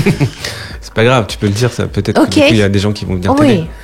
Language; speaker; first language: French; native; French